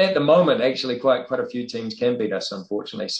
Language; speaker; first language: English; native; English